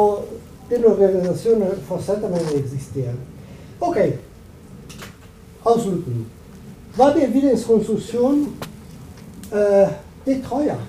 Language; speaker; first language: German; non-native, learner; Italian